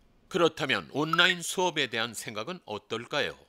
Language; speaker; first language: Korean; native; Korean